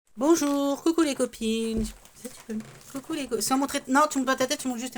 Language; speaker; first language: French; native; French